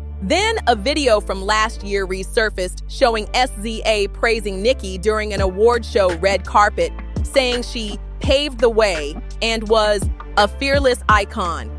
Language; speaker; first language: English; native; English